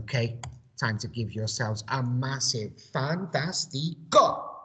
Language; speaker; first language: English; native; English